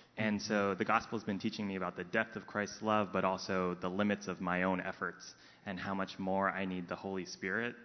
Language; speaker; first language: English; non-native, local second language; Cantonese